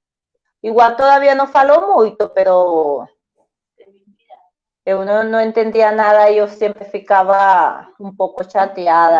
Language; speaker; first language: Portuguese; non-native, learner; Spanish